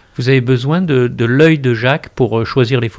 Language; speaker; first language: French; native; French